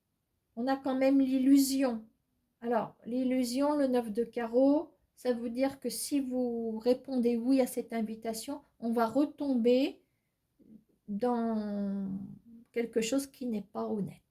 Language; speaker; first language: French; native; French